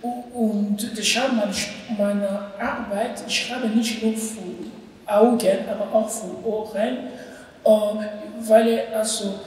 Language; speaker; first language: German; non-native, learner; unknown